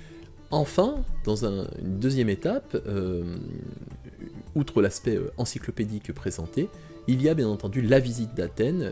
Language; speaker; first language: French; native; French